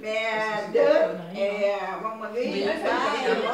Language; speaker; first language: French; non-native, learner; Vietnamese